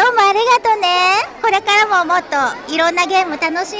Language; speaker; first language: Japanese; native; Japanese